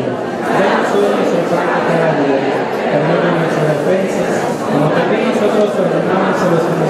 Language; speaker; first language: Spanish; native; Spanish